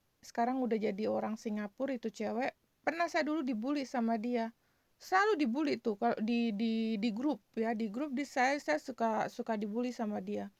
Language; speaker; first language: Indonesian; native; Indonesian